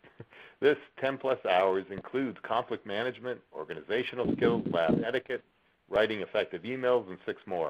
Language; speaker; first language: English; native; English